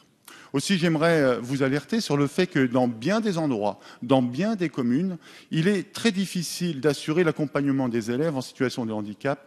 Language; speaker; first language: French; native; French